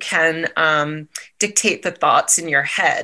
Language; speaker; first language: English; native; English